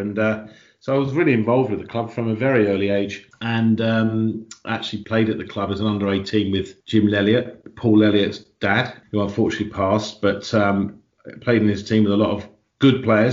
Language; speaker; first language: English; native; English